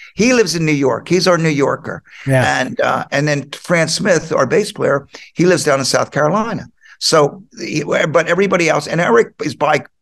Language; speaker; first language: English; native; English